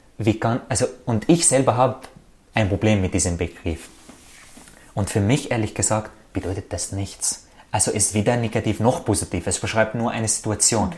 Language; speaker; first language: German; non-native, fluent; Arabic